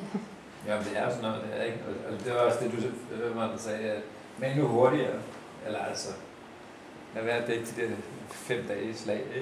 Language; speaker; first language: Danish; native; Danish